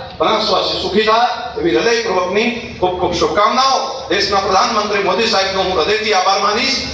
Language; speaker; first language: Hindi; non-native, local second language; Gujarati